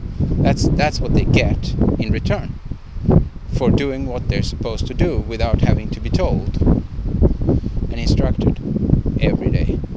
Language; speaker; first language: English; non-native, fluent; Swedish